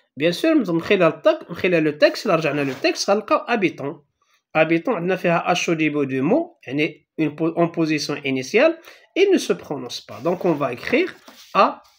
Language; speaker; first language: French; non-native, local second language; Arabic